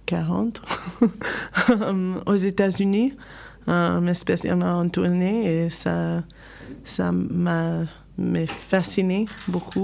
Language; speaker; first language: French; non-native, learner; English